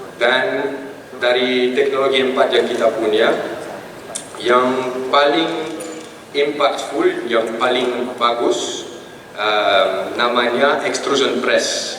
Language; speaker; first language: Indonesian; non-native, fluent; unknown